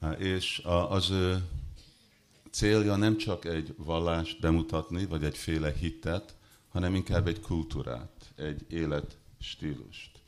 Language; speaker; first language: Hungarian; early bilingual, heritage; Hungarian